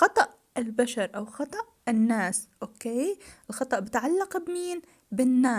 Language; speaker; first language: Arabic; native; Arabic